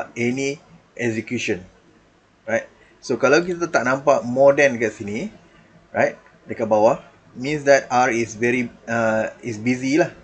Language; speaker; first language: English; non-native, local second language; Malay